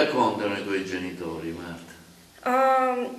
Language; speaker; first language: Italian; native; Italian